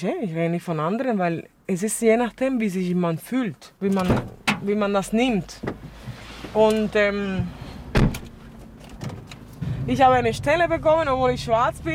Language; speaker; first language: German; non-native, fluent; Spanish